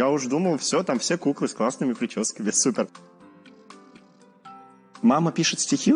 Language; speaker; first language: Russian; native; Russian